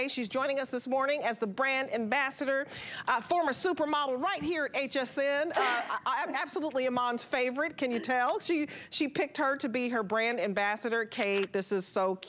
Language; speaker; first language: English; native; English